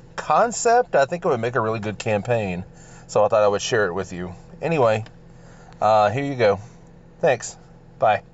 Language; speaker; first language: English; native; English